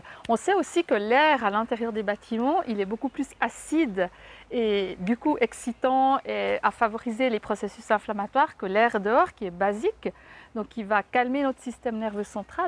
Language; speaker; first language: French; native; French